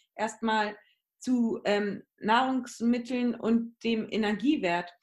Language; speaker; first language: German; native; German